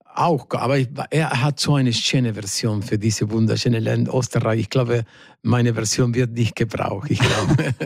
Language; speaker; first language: German; non-native, fluent; Spanish